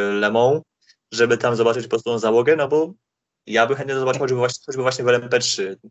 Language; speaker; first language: Polish; native; Polish